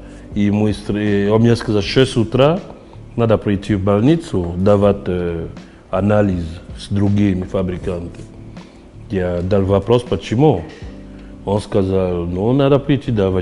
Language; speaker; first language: Russian; non-native, fluent; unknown